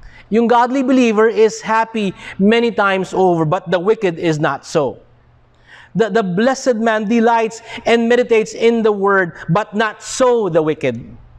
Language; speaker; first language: English; non-native, local second language; Filipino